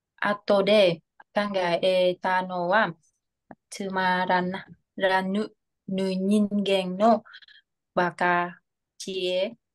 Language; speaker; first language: Japanese; non-native, learner; Vietnamese